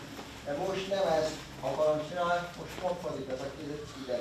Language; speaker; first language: Hungarian; non-native, learner; Portuguese